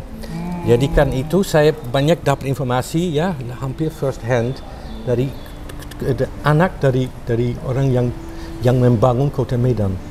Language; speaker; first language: Indonesian; non-native, fluent; Dutch